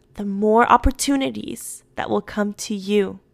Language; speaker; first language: English; early bilingual, other home language; Spanish